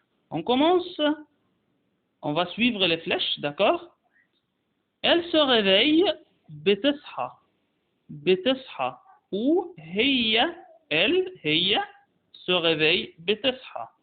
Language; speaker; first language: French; non-native, fluent; Arabic